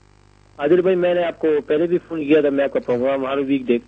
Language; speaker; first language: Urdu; non-native, local second language; Punjabi